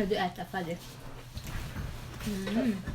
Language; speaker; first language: Swedish; non-native, learner; Thai